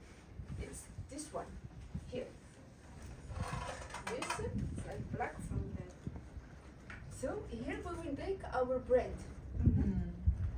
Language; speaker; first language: English; non-native, fluent; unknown